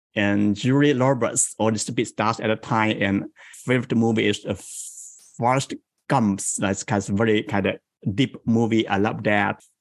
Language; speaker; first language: English; non-native, fluent; Chinese